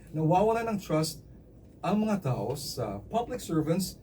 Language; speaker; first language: Filipino; non-native, local second language; Cebuano